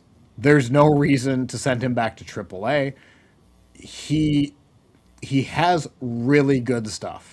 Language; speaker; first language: English; native; English